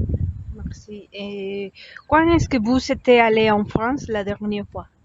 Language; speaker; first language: French; non-native, learner; Spanish